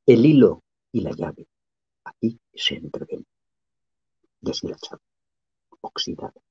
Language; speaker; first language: Spanish; non-native, local second language; Catalan